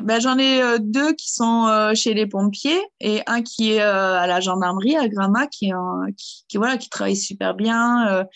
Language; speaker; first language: French; early bilingual, other home language; German